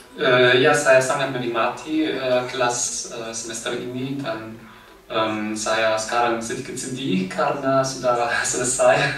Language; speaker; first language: Indonesian; non-native, learner; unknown